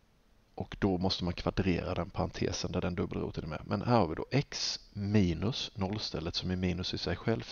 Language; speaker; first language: Swedish; native; Swedish